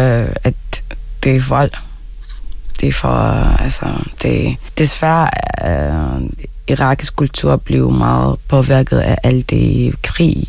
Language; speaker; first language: Danish; non-native, fluent; Arabic